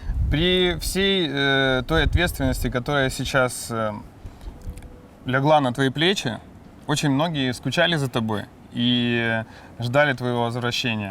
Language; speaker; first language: Russian; native; Russian